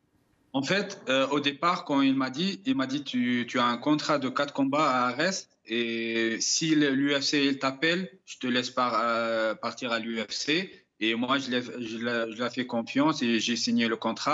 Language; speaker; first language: French; non-native, fluent; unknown